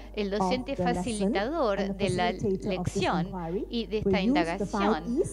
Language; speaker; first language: Spanish; non-native, fluent; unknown